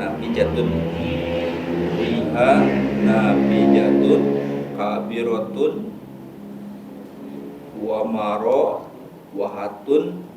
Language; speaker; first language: Arabic; non-native, learner; Indonesian